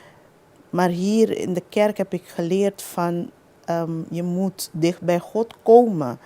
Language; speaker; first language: Dutch; non-native, local second language; Papiamento